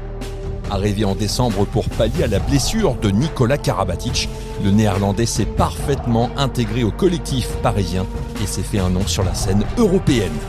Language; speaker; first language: French; native; French